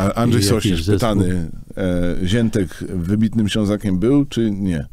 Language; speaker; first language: Polish; native; Polish